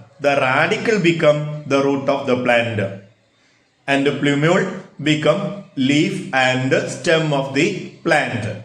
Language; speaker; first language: English; non-native, local second language; Malayalam